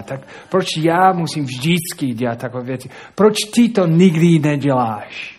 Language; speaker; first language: Czech; non-native, fluent; English